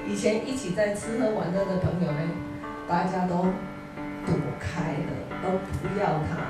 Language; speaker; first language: Chinese; non-native, fluent; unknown